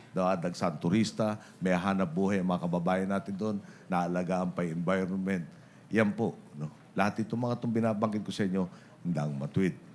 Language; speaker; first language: Filipino; native; Filipino